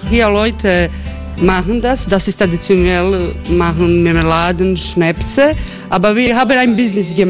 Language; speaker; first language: German; non-native, learner; Croatian